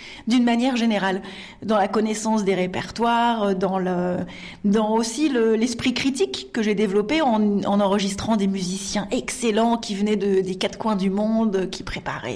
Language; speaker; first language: French; native; French